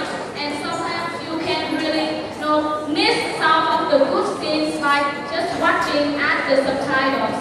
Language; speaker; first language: English; non-native, learner; Vietnamese